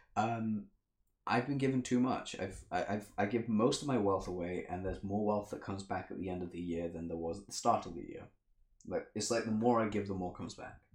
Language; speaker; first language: English; native; English